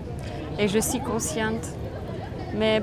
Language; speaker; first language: French; non-native, fluent; Romanian